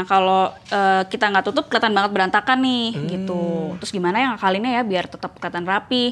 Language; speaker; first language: Indonesian; native; Indonesian